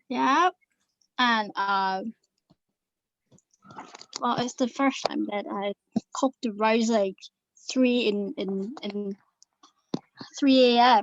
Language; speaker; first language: English; non-native, local second language; Cantonese